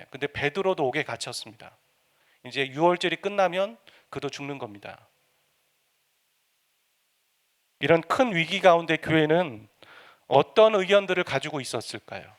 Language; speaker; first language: Korean; native; Korean